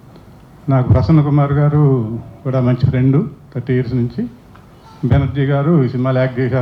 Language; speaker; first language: Telugu; native; Telugu